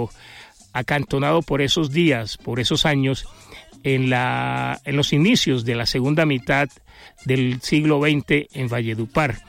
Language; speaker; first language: Spanish; native; Spanish